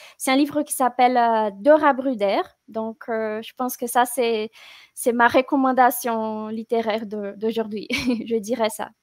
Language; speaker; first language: French; non-native, fluent; Portuguese